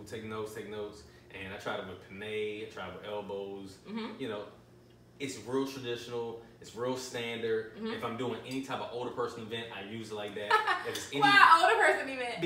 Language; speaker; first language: English; native; English